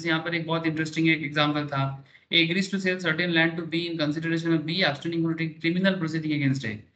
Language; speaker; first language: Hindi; non-native, local second language; Bangla